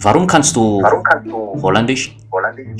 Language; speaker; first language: German; non-native, learner; Indonesian